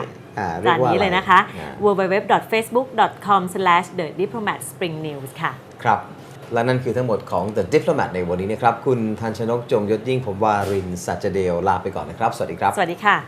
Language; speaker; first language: Thai; native; Thai